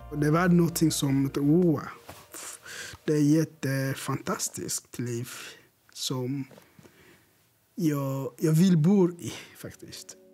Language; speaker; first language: Swedish; non-native, learner; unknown